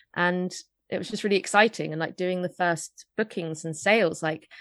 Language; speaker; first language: English; native; English